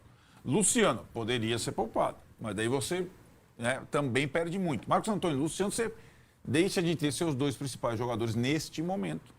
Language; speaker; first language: Portuguese; native; Portuguese